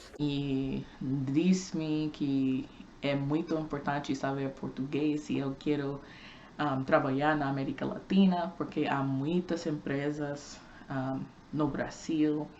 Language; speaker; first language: Portuguese; non-native, learner; English